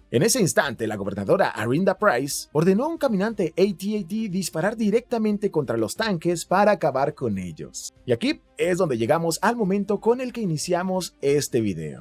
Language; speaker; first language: Spanish; native; Spanish